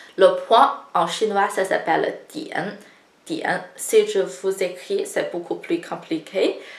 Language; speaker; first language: French; non-native, fluent; Chinese